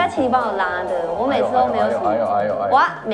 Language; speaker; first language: Chinese; native; Chinese